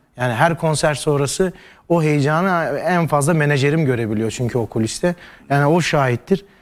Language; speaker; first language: Turkish; native; Turkish